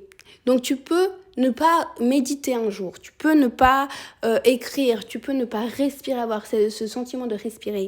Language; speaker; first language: French; early bilingual, other home language; Spanish